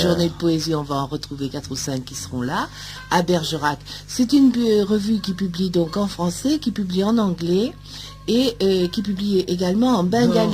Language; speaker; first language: French; native; French